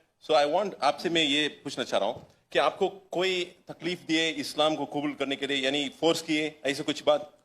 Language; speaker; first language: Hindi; non-native, local second language; Tamil